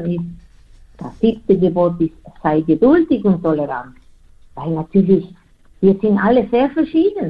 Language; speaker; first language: German; non-native, fluent; Spanish